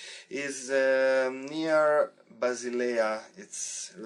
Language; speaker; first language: English; non-native, learner; Italian